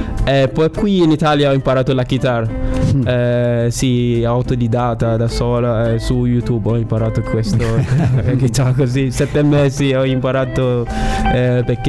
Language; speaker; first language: Italian; non-native, learner; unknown